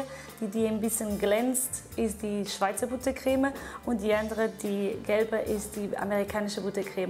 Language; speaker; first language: German; non-native, fluent; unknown